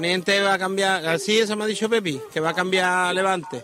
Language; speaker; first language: Spanish; native; Spanish